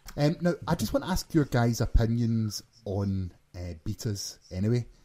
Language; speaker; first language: English; native; English